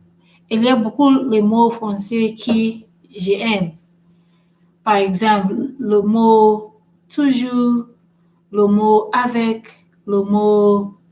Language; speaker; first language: French; non-native, learner; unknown